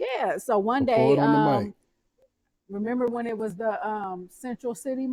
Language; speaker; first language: English; native; English